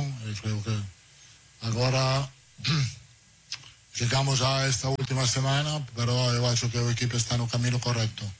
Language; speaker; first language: Portuguese; non-native, fluent; Italian